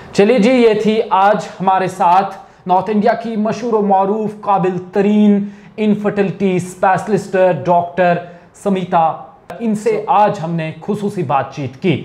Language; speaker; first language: Hindi; non-native, local second language; Kashmiri